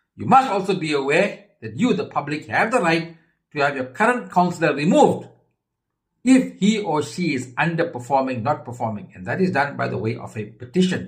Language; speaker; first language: English; native; English